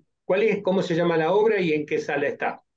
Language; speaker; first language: Spanish; native; Spanish